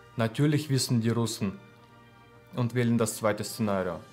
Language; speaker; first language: German; non-native, fluent; Russian